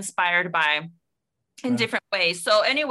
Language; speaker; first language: English; native; English